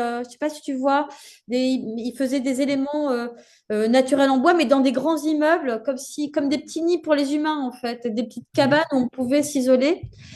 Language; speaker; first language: French; native; French